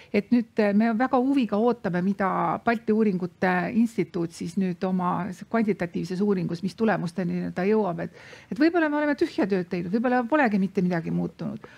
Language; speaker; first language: Estonian; non-native, fluent; Lithuanian